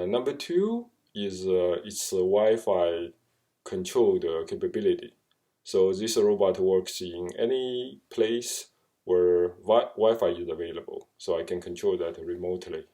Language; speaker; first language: English; non-native, fluent; Chinese